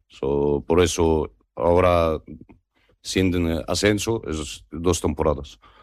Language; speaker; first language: Spanish; non-native, learner; Arabic